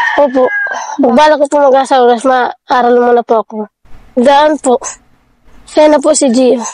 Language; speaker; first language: Filipino; non-native, local second language; Bikol